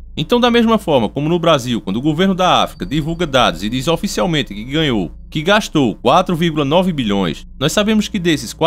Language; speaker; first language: Portuguese; native; Portuguese